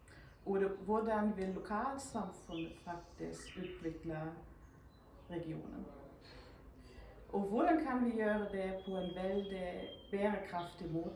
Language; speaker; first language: Norwegian; non-native, fluent; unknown